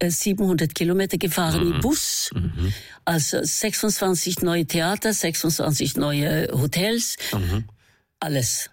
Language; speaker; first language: German; non-native, fluent; Norwegian